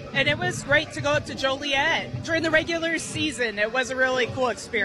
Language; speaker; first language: English; native; English